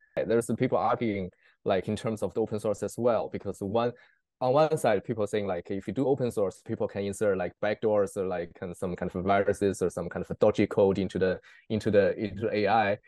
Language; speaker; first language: English; non-native, fluent; Chinese